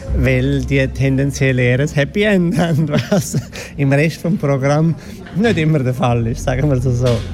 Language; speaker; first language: German; native; German